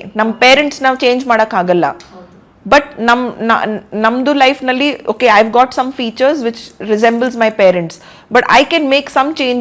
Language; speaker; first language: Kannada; non-native, local second language; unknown